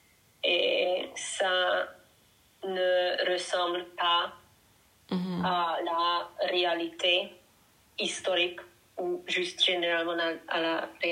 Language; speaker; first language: French; non-native, learner; Hungarian